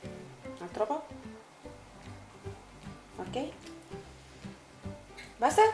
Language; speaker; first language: Italian; native; Italian